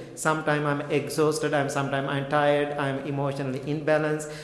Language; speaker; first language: English; non-native, local second language; Sinhala